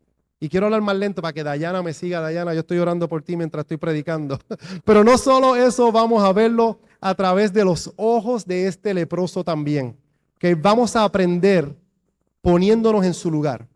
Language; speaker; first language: Spanish; native; Spanish